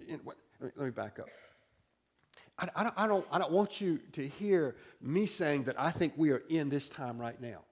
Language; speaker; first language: English; native; English